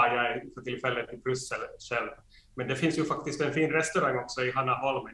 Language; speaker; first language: Swedish; non-native, fluent; Finnish